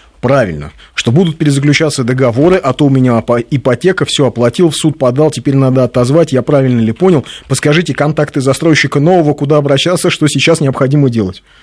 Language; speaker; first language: Russian; native; Russian